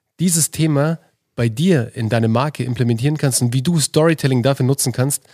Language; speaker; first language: German; native; German